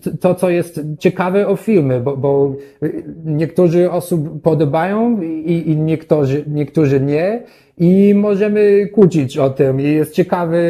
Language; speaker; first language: Polish; non-native, learner; English